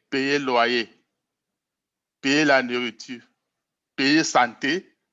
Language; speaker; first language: French; non-native, local second language; English